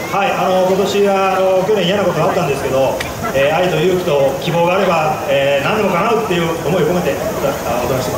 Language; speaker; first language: Japanese; native; Japanese